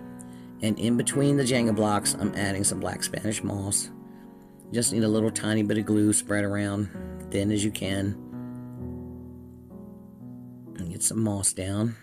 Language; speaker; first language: English; native; English